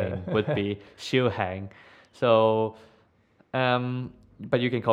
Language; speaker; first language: English; non-native, local second language; Cantonese